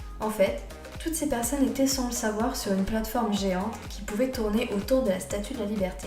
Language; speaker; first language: French; native; French